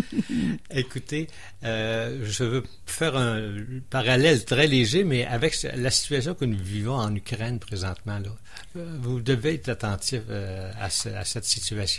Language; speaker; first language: French; native; French